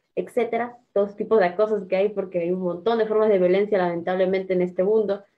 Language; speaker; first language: Spanish; native; Spanish